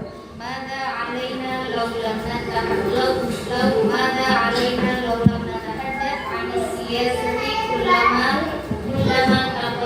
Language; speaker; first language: Arabic; non-native, fluent; Indonesian